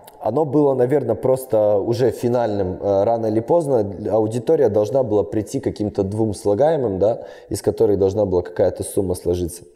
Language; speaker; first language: Russian; native; Russian